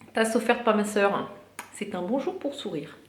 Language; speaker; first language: French; native; French